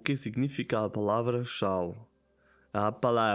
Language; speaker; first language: Portuguese; non-native, learner; German